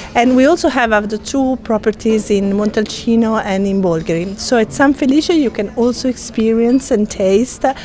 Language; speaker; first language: English; non-native, fluent; Italian